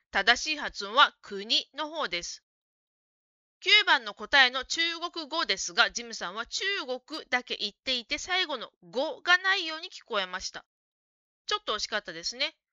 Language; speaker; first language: Japanese; native; Japanese